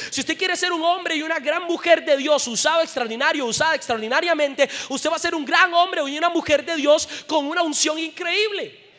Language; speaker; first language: Spanish; native; Spanish